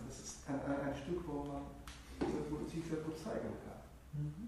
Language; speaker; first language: German; non-native, fluent; Russian